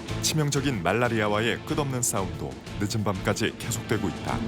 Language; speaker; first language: Korean; native; Korean